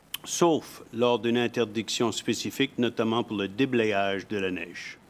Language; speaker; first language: French; native; French